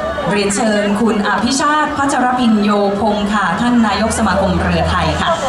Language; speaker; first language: Thai; native; Thai